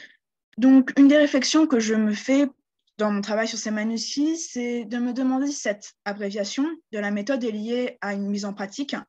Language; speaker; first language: French; native; French